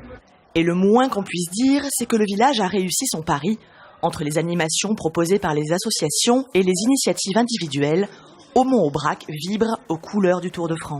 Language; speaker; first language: French; native; French